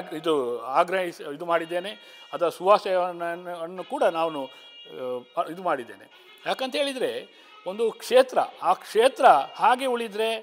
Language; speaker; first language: Kannada; native; Kannada